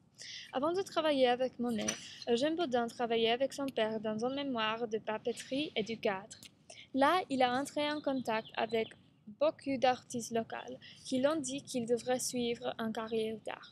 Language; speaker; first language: French; non-native, learner; English